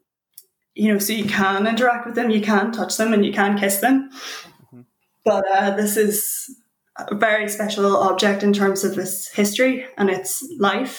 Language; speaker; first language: English; native; English